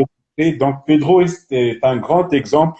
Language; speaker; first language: French; non-native, local second language; Arabic